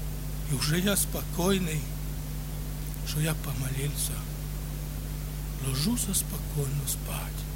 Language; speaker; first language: Ukrainian; non-native, local second language; Romany